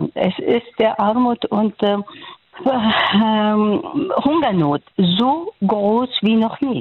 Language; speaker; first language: German; non-native, fluent; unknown